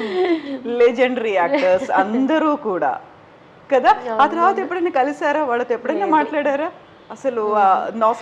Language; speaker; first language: Telugu; native; Telugu